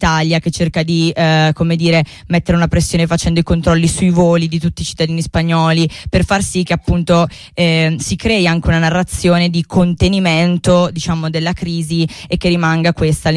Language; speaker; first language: Italian; native; Italian